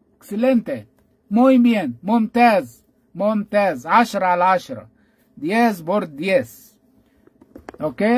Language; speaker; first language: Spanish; non-native, fluent; Arabic